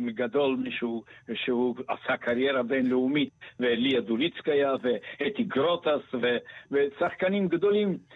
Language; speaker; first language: Hebrew; non-native, fluent; Bulgarian